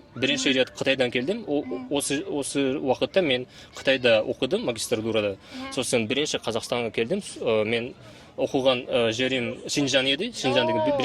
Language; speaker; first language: Kazakh; non-native, learner; Yakut